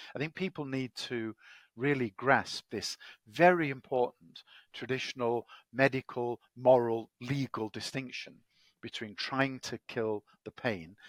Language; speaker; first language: English; native; English